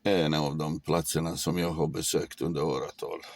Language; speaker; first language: Swedish; non-native, fluent; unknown